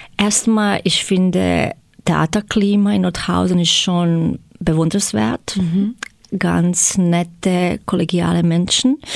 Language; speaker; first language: German; non-native, fluent; Croatian